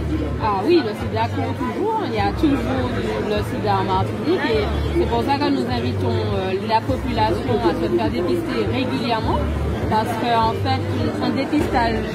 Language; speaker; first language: French; native; French